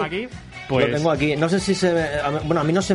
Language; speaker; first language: Spanish; native; Spanish